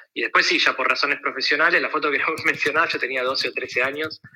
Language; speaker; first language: Spanish; native; Spanish